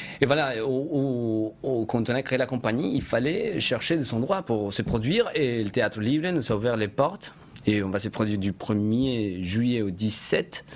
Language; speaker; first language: French; non-native, fluent; Spanish